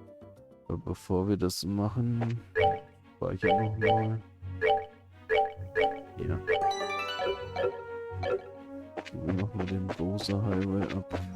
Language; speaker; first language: German; native; German